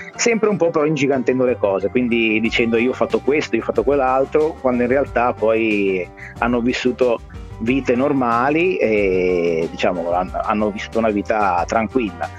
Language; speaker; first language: Italian; native; Italian